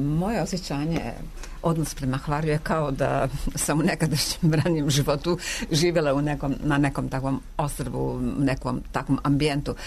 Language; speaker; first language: Serbian; non-native, local second language; Hungarian